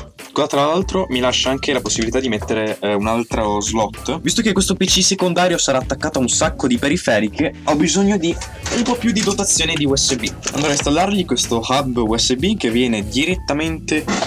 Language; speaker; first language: Italian; native; Italian